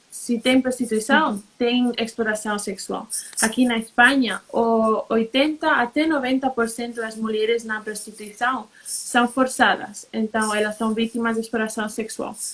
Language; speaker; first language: Portuguese; non-native, fluent; Spanish